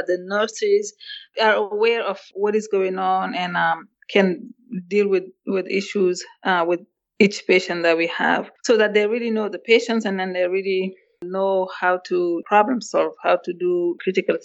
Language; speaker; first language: English; non-native, fluent; Wolof